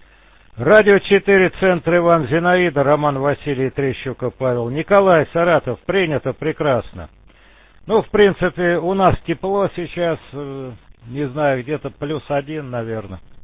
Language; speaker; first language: Russian; native; Russian